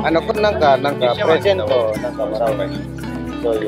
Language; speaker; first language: Japanese; non-native, learner; Indonesian